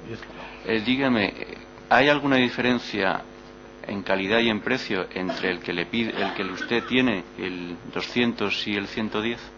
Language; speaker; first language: Spanish; native; Spanish